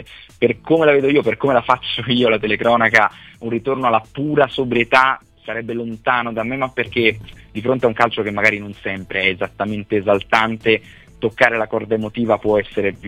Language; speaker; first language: Italian; native; Italian